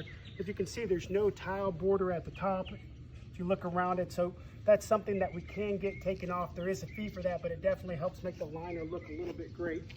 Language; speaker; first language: English; native; English